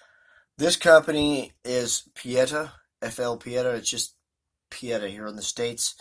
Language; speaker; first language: English; native; English